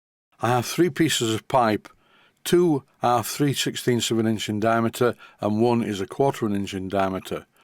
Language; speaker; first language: English; native; English